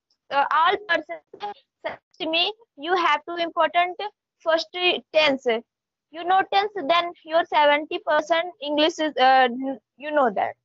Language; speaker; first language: English; non-native, learner; Hindi